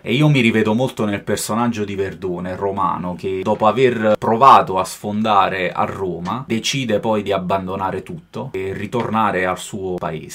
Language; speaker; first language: Italian; native; Italian